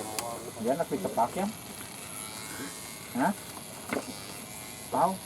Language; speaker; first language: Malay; non-native, local second language; Sundanese